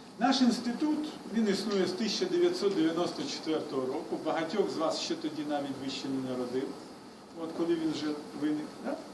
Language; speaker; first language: Ukrainian; non-native, local second language; Russian